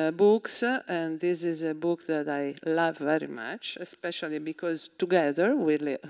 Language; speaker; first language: English; non-native, fluent; Italian